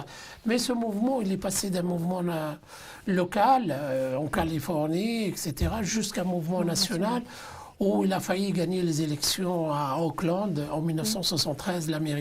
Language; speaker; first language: French; non-native, local second language; Arabic